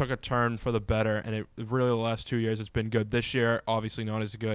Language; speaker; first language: English; native; English